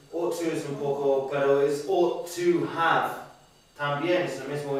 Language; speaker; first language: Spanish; non-native, learner; English